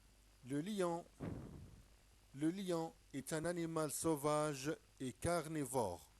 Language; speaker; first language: French; non-native, local second language; Arabic